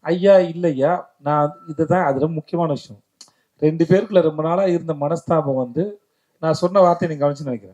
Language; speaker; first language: Tamil; native; Tamil